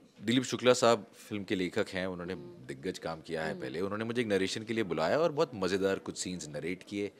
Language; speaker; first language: Hindi; native; Hindi